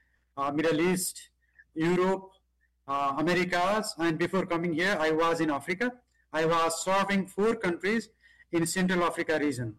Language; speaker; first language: English; non-native, local second language; Nepali